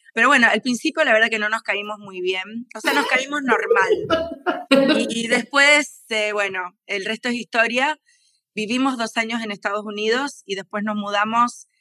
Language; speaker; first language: Spanish; native; Spanish